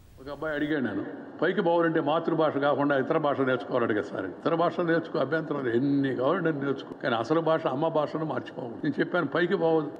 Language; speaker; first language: Telugu; native; Telugu